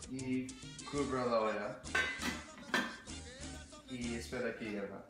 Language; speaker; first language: Spanish; non-native, learner; English